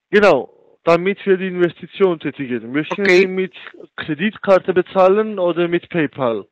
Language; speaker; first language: German; non-native, learner; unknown